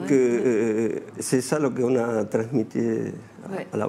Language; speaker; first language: French; non-native, fluent; Spanish